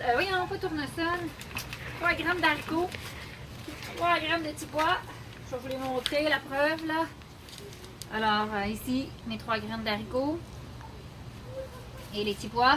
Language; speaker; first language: French; native; French